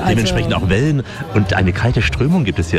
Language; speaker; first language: German; native; German